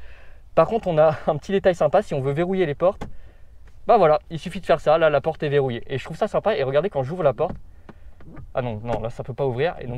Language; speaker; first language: French; native; French